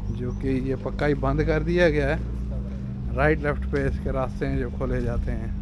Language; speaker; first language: Urdu; non-native, local second language; Sindhi